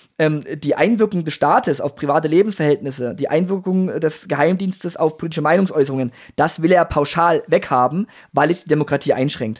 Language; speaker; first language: German; native; German